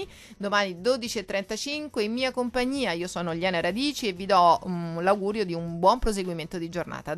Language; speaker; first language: Italian; native; Italian